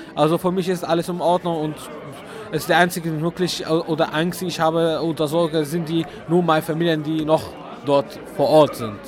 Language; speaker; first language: German; non-native, fluent; Arabic